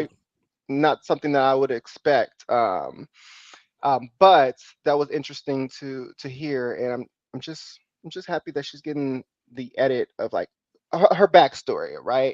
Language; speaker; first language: English; native; English